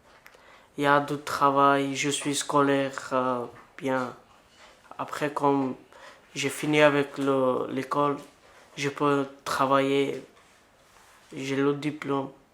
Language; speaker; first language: French; non-native, learner; Bulgarian